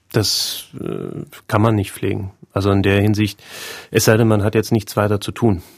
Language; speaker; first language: German; native; German